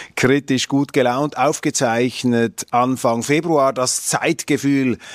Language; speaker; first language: German; native; German